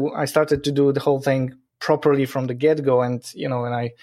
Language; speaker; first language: English; non-native, fluent; Polish